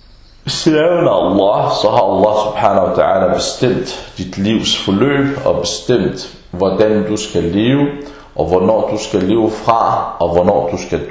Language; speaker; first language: Danish; early bilingual, other home language; Arabic